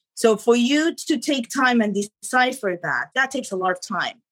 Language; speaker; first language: English; non-native, fluent; Arabic